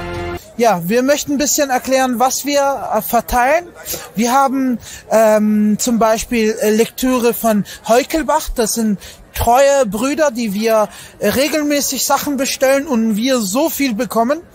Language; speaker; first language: German; non-native, fluent; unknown